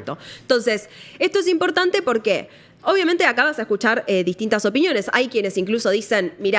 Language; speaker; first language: Spanish; native; Spanish